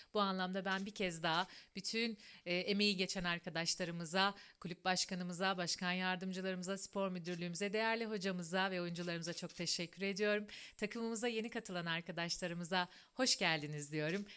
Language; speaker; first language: Turkish; native; Turkish